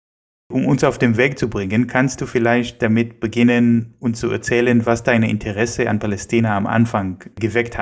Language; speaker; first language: German; non-native, fluent; Hebrew